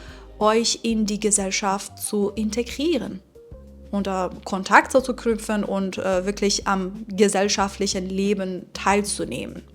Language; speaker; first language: German; non-native, fluent; Persian